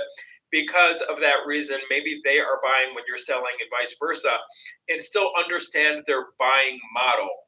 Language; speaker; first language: English; native; English